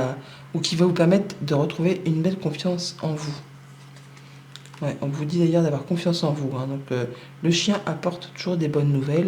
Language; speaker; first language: French; native; French